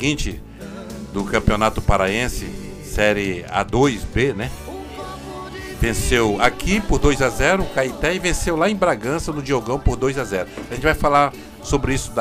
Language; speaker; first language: Portuguese; native; Portuguese